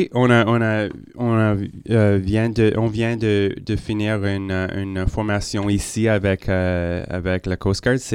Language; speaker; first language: French; non-native, local second language; English